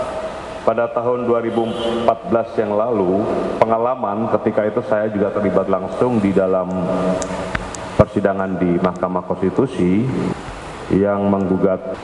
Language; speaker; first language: Indonesian; native; Indonesian